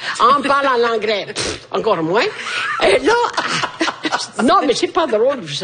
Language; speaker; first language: French; non-native, fluent; Italian